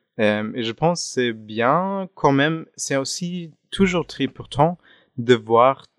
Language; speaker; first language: French; non-native, fluent; German